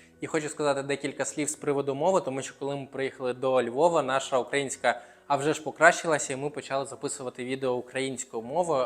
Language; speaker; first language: Ukrainian; non-native, local second language; Russian